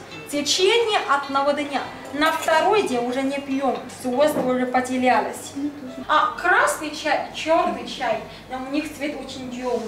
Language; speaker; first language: Russian; non-native, learner; Chinese